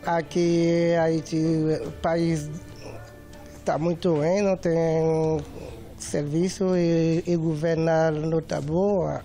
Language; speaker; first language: Portuguese; non-native, learner; Haitian Creole